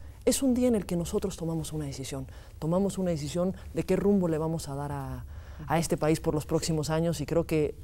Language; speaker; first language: Spanish; native; Spanish